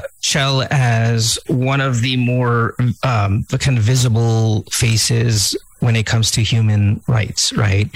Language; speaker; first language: English; non-native, local second language; Filipino